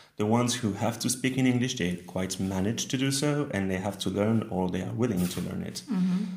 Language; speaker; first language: English; non-native, fluent; French